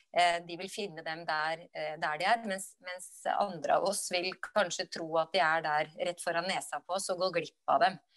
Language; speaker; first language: Norwegian; native; Norwegian